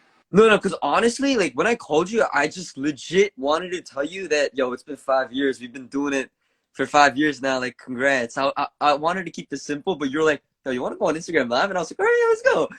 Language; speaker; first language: English; early bilingual, other home language; Korean